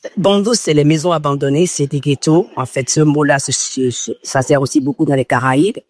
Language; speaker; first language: French; non-native, local second language; Fon